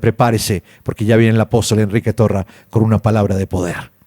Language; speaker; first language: Spanish; native; Spanish